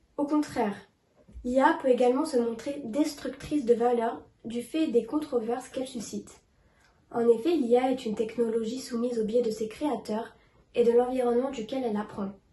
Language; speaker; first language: French; native; French